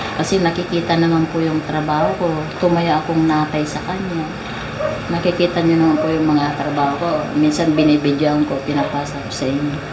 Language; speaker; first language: Filipino; native; Filipino